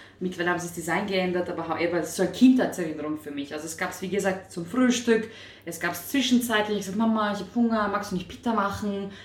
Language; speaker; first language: German; early bilingual, other home language; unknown